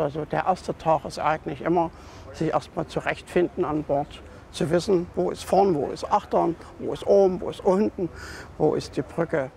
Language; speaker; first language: German; native; German